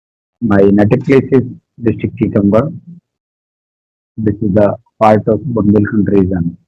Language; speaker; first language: English; non-native, learner; Hindi